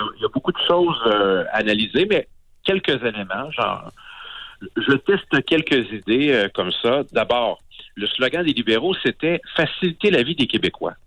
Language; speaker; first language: French; native; French